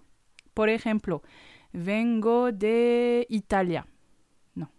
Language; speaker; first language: Spanish; non-native, fluent; French